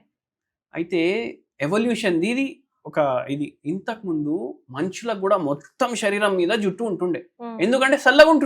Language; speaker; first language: Telugu; native; Telugu